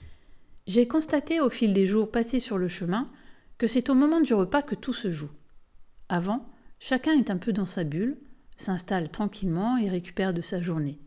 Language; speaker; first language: French; native; French